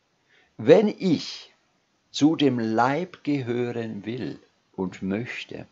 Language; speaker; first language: German; non-native, fluent; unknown